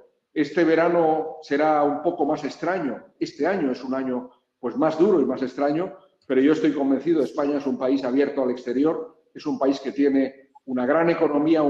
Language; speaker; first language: Spanish; native; Spanish